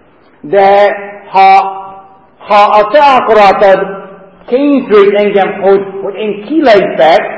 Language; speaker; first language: Hungarian; non-native, learner; English